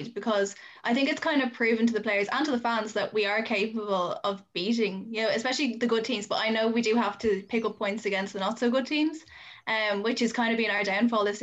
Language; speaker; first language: English; native; English